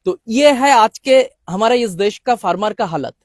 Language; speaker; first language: Hindi; non-native, local second language; Bangla